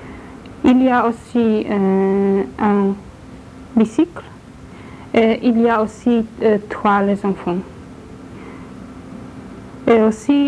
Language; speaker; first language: French; non-native, learner; Polish